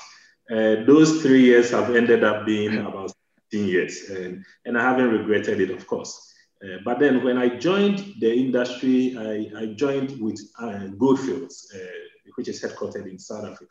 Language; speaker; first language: English; non-native, local second language; Akan